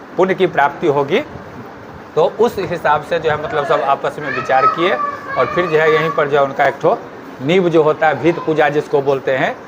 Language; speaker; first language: Hindi; native; Hindi